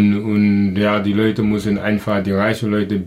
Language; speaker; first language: German; non-native, local second language; Wolof